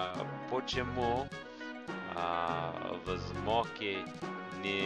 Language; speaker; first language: Russian; non-native, learner; English